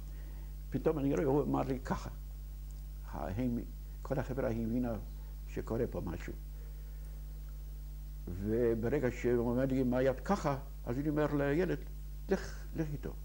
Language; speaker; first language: Hebrew; non-native, fluent; Yiddish